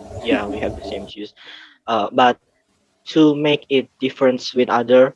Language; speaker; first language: English; non-native, learner; Indonesian